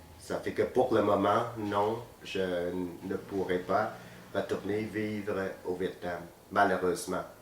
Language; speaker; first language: French; non-native, fluent; Vietnamese